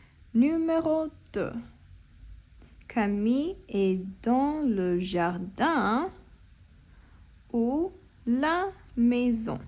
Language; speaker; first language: French; non-native, fluent; English